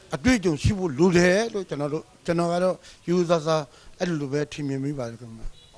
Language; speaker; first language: Burmese; native; Burmese